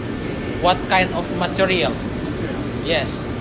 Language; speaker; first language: English; non-native, learner; Indonesian